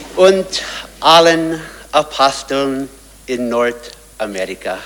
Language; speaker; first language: German; non-native, learner; English